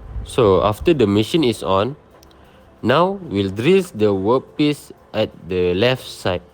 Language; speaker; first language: English; non-native, local second language; Malay